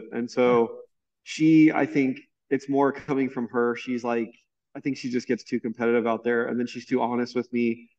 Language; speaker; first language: English; native; English